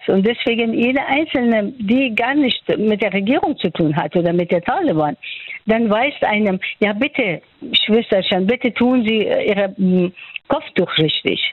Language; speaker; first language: German; non-native, fluent; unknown